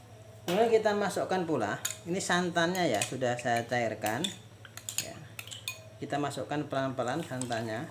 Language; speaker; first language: Indonesian; native; Indonesian